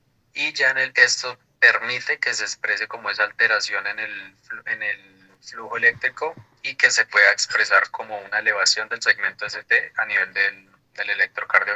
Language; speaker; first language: Spanish; native; Spanish